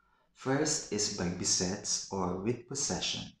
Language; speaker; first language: English; non-native, local second language; Filipino